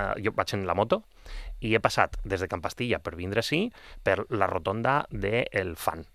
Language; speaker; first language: Catalan; non-native, local second language; Spanish